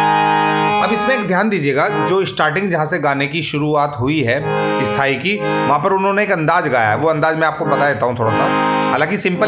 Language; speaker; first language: Hindi; native; Hindi